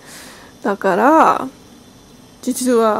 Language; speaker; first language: Japanese; non-native, learner; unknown